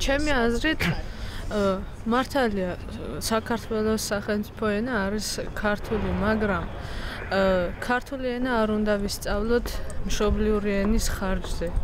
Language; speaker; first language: Georgian; non-native, local second language; Armenian